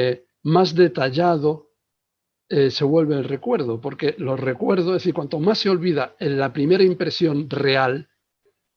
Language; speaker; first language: Spanish; native; Spanish